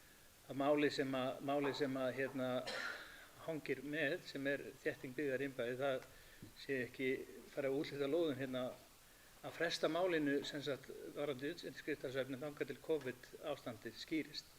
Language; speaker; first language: Icelandic; native; Icelandic